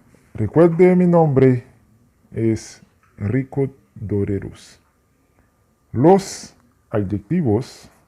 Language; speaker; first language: Spanish; non-native, fluent; Haitian Creole